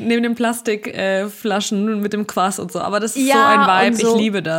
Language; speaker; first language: German; early bilingual, other home language; Russian